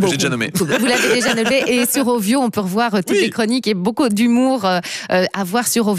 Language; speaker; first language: French; native; French